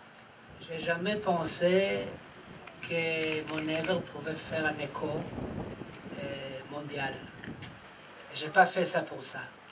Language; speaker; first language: French; non-native, fluent; Hebrew